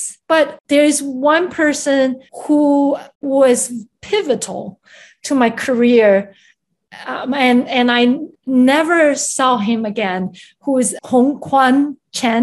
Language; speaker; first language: English; non-native, fluent; Chinese